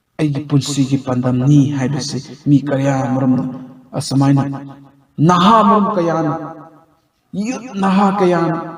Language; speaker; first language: Manipuri; non-native, local second language; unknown